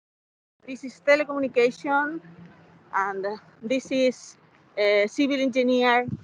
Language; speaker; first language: English; non-native, fluent; Spanish